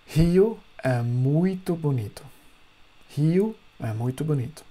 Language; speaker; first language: Portuguese; non-native, fluent; German